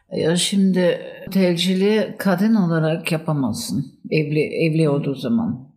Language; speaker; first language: Turkish; non-native, fluent; German